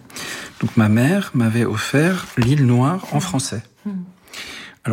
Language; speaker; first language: French; early bilingual, other home language; Arabic